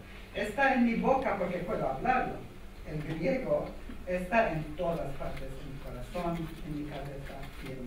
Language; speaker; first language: Spanish; non-native, fluent; Armenian